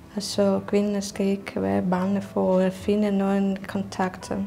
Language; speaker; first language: Danish; non-native, learner; Russian